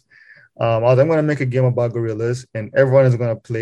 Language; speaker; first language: English; non-native, local second language; Kinyarwanda